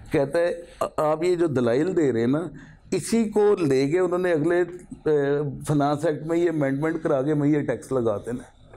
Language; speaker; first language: Urdu; native; Urdu